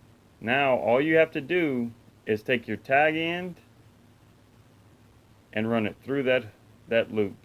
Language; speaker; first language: English; native; English